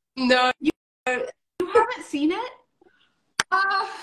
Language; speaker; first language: English; native; English